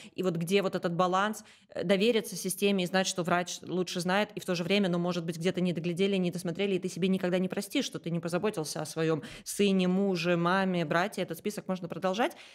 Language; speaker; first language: Russian; native; Russian